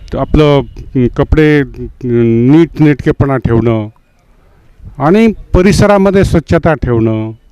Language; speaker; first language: Marathi; non-native, local second language; Lambadi